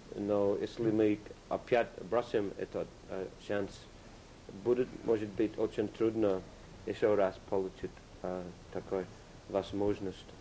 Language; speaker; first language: Russian; non-native, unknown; English